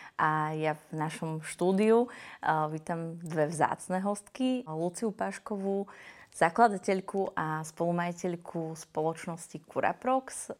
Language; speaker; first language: Slovak; native; Slovak